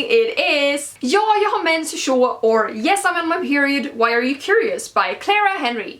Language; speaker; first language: English; non-native, fluent; Swedish